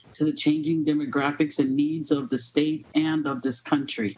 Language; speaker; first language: English; native; English